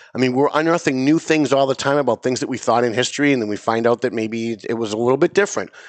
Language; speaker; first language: English; native; English